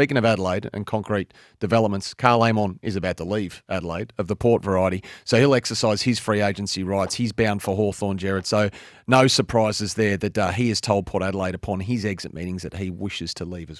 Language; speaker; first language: English; native; English